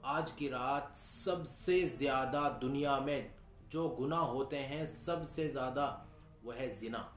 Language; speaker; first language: Urdu; native; Urdu